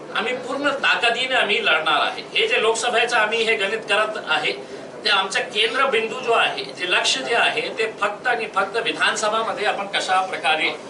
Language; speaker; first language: Marathi; non-native, local second language; Urdu